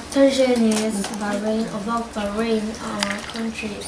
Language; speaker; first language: English; non-native, learner; Korean